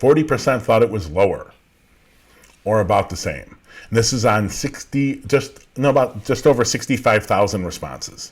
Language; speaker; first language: English; native; English